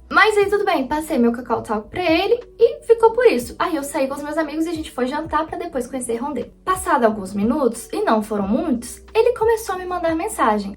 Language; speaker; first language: Portuguese; native; Portuguese